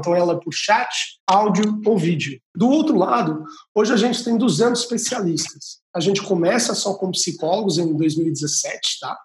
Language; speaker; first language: Portuguese; native; Portuguese